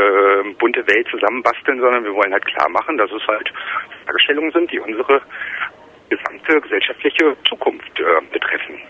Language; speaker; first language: German; native; German